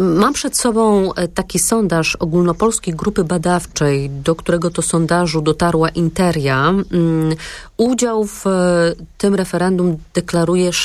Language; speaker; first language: Polish; native; Polish